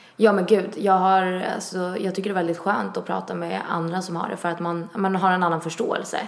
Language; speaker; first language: Swedish; early bilingual, other home language; Italian